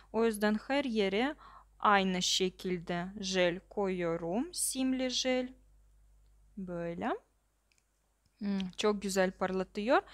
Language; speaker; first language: Turkish; non-native, learner; Russian